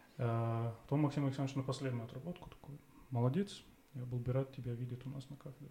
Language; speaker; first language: Russian; non-native, fluent; Arabic